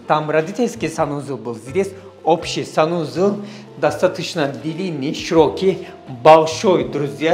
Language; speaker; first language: Russian; non-native, learner; Turkish